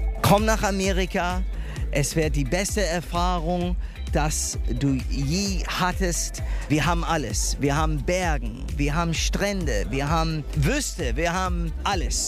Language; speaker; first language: German; early bilingual, heritage; English